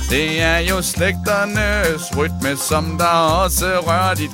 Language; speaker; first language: Danish; native; Danish